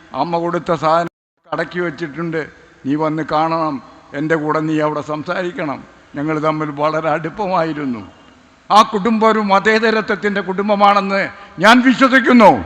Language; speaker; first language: Malayalam; native; Malayalam